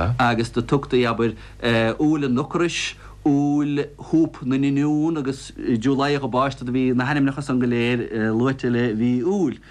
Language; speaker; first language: Irish; native; Irish